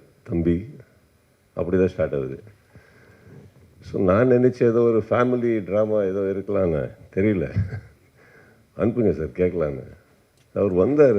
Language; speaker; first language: Tamil; non-native, learner; Kannada